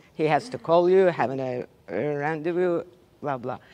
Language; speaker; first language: English; non-native, learner; Turkish